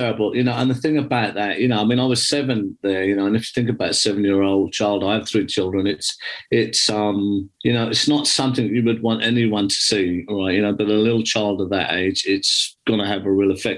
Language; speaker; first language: English; native; English